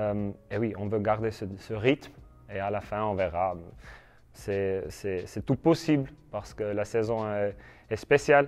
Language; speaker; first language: French; non-native, learner; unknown